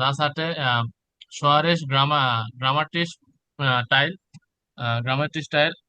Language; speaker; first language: German; non-native, learner; Bangla